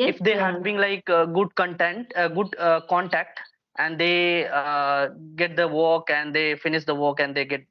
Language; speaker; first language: English; non-native, local second language; Hindi